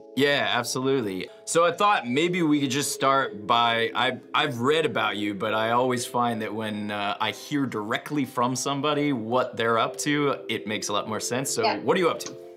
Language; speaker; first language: English; native; English